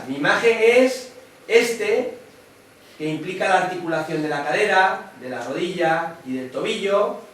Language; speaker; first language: Spanish; native; Spanish